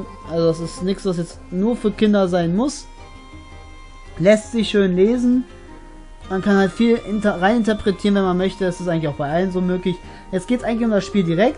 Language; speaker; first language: German; native; German